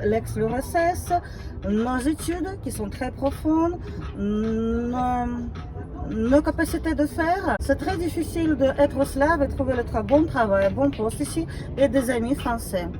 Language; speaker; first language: French; non-native, fluent; Russian